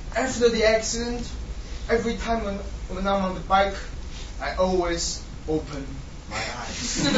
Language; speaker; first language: English; non-native, fluent; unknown